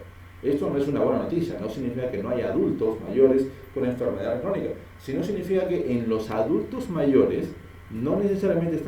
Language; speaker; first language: Spanish; native; Spanish